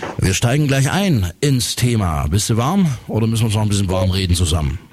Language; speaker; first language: German; native; German